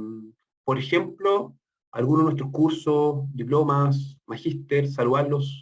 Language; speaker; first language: Spanish; native; Spanish